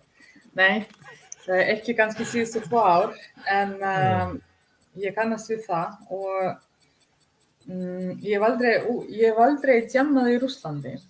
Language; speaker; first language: Icelandic; non-native, learner; Russian